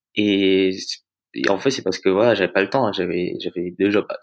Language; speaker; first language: French; early bilingual, other home language; Vietnamese